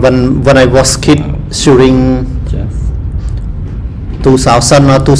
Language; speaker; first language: English; non-native, learner; Khmer